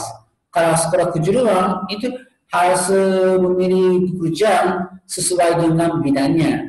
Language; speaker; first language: Indonesian; non-native, learner; Japanese